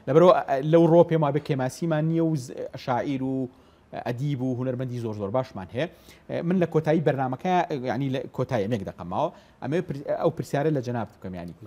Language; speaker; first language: Central Kurdish; native; Central Kurdish